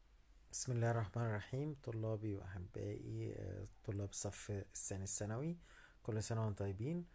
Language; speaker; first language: Arabic; native; Arabic